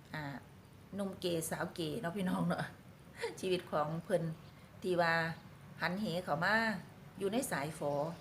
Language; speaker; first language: Thai; native; Thai